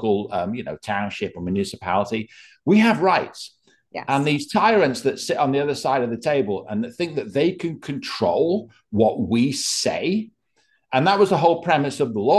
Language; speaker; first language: English; native; English